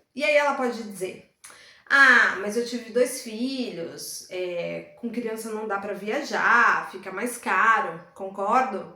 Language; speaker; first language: Portuguese; native; Portuguese